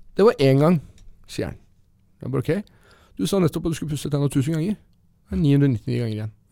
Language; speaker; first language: Norwegian; early bilingual, other home language; Persian